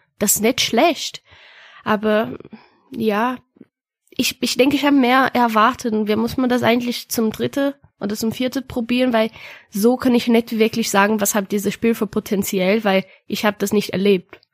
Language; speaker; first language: German; non-native, learner; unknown